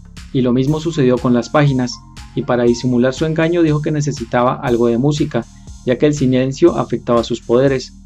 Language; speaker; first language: Spanish; native; Spanish